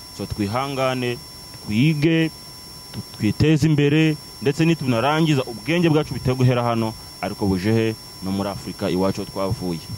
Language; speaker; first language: Kinyarwanda; early bilingual, heritage; Kinyarwanda